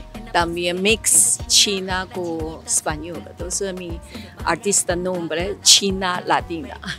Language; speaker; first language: Spanish; non-native, learner; Chinese